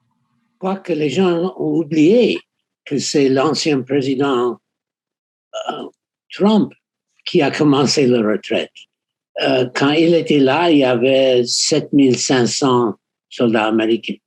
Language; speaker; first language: French; non-native, fluent; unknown